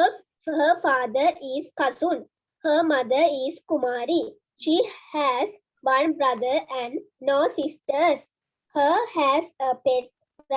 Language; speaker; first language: English; non-native, learner; Sinhala